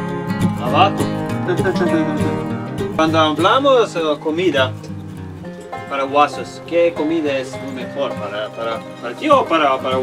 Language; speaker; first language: Spanish; non-native, learner; Serbian